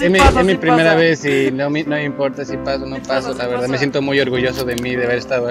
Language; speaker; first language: Spanish; early bilingual, heritage; Spanish